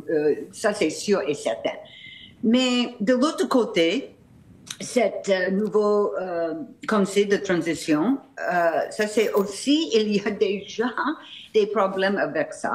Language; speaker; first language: French; non-native, fluent; English